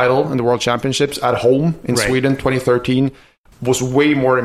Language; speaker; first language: English; non-native, fluent; Swedish